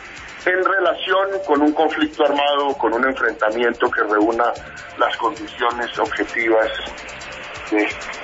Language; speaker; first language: Spanish; native; Spanish